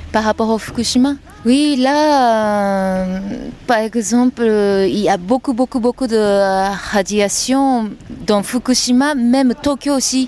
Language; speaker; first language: French; non-native, learner; Japanese